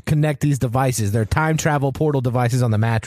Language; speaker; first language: English; native; English